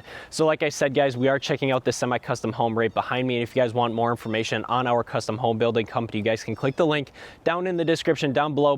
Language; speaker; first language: English; native; English